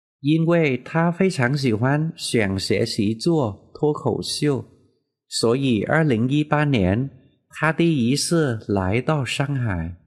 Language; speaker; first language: Chinese; non-native, fluent; Vietnamese